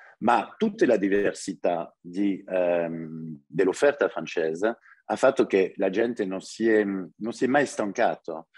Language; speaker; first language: Italian; early bilingual, heritage; French